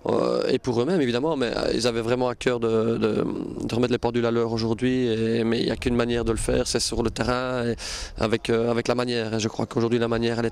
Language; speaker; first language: French; native; French